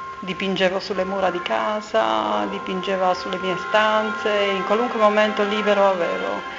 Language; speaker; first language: Italian; non-native, fluent; Romanian